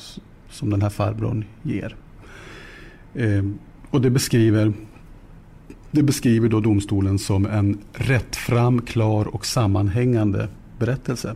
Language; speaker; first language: Swedish; native; Swedish